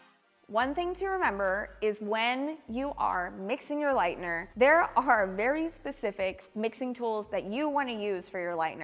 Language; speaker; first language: English; native; English